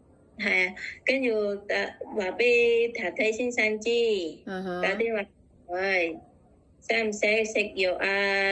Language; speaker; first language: Chinese; non-native, learner; Indonesian